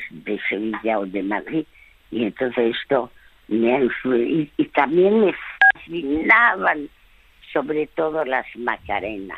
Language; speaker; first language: Spanish; early bilingual, other home language; French